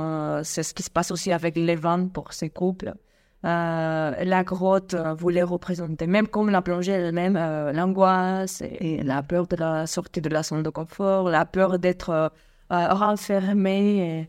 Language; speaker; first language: French; non-native, fluent; Spanish